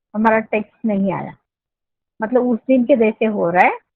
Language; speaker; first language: Hindi; non-native, local second language; Marathi